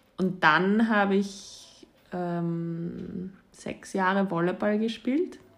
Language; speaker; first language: German; native; German